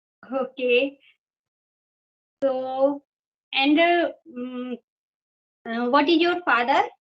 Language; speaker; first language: English; non-native, fluent; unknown